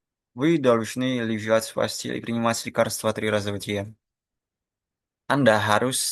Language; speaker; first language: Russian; non-native, fluent; Indonesian